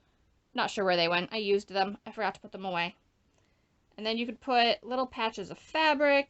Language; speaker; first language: English; native; English